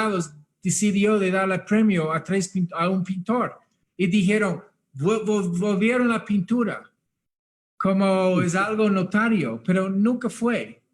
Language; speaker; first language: Spanish; early bilingual, heritage; English